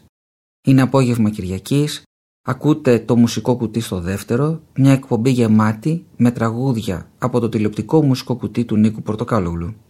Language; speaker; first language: Greek; native; Greek